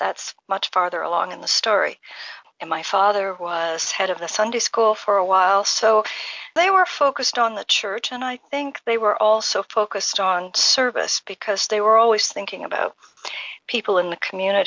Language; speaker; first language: English; native; English